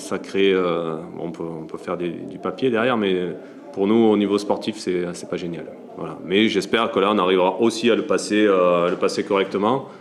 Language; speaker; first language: French; native; French